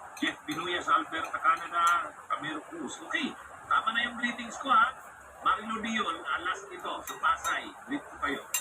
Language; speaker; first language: Filipino; non-native, local second language; Bikol